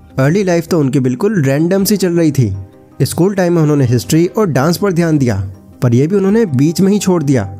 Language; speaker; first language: Hindi; native; Hindi